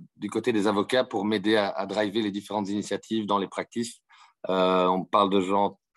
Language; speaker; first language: French; native; French